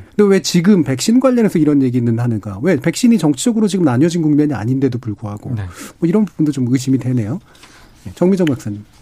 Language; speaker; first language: Korean; native; Korean